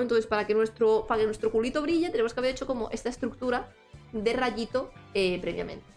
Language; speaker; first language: Spanish; native; Spanish